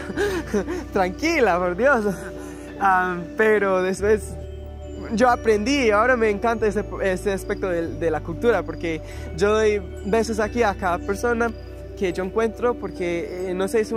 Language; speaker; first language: Spanish; non-native, fluent; English